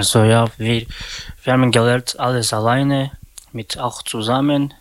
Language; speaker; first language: German; non-native, learner; Slovak